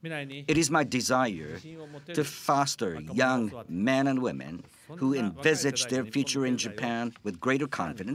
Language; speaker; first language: English; non-native, fluent; Japanese